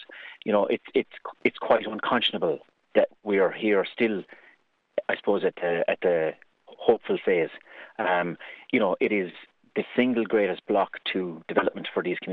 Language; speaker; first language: English; native; English